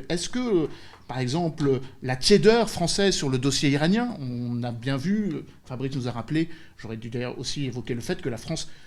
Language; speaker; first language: French; native; French